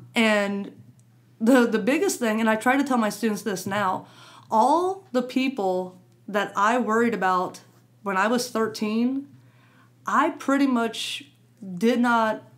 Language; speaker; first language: English; native; English